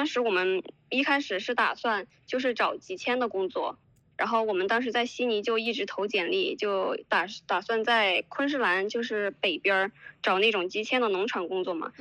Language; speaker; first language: Chinese; native; Chinese